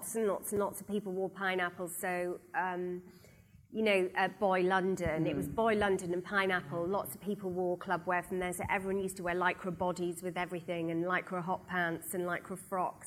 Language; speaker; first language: English; native; English